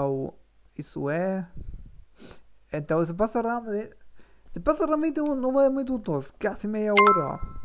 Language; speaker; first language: Portuguese; non-native, learner; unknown